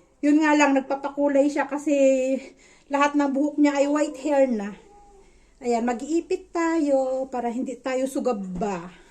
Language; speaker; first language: Filipino; non-native, local second language; Iloko